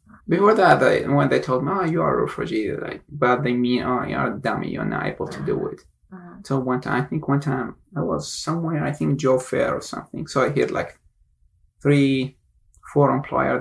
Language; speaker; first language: English; non-native, fluent; Arabic